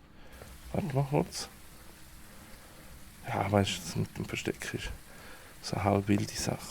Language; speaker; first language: German; native; German